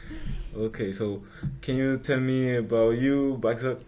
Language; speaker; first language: English; non-native, local second language; French